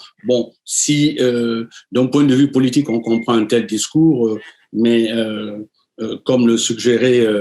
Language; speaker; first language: French; native; French